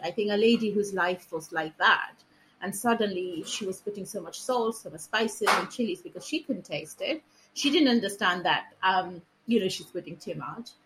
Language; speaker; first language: English; non-native, local second language; Punjabi